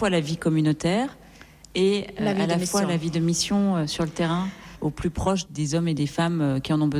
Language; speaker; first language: French; native; French